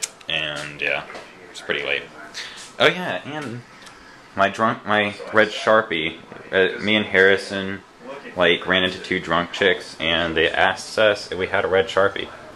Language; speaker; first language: English; native; English